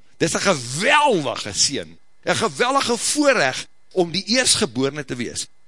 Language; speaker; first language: Afrikaans; native; Afrikaans